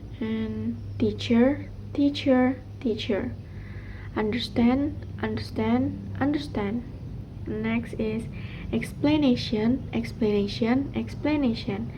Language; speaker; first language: English; non-native, learner; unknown